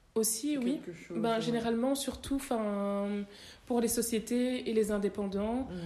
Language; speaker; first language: French; native; French